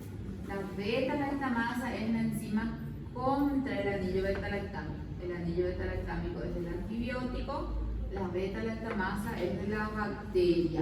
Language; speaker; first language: Spanish; native; Spanish